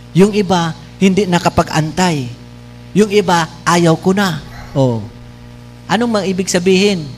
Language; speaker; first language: Filipino; non-native, local second language; Bikol